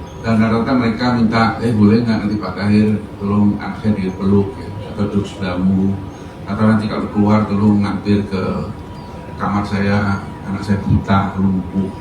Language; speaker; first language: Indonesian; native; Indonesian